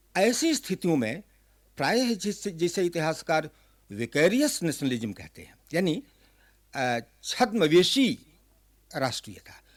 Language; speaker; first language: Hindi; native; Hindi